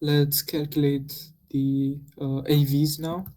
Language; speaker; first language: English; non-native, fluent; Romanian